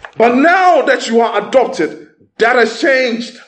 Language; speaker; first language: English; non-native, local second language; Igbo